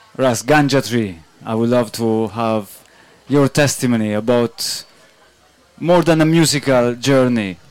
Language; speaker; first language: English; non-native, fluent; Italian